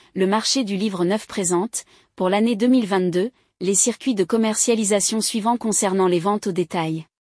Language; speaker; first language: French; native; French